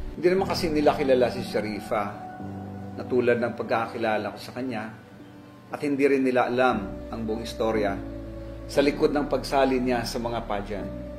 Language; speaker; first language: Filipino; non-native, local second language; Maguindanaon